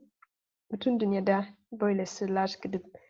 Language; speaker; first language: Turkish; non-native, fluent; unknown